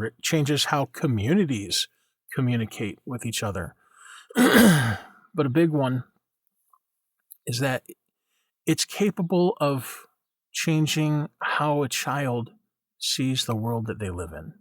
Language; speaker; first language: English; native; English